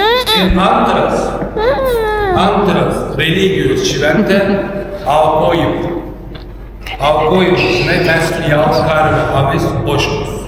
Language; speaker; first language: Lithuanian; non-native, learner; Turkish